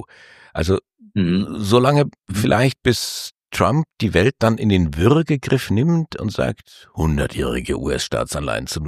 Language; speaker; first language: German; native; German